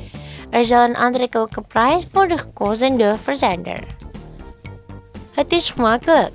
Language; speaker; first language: Dutch; non-native, learner; Indonesian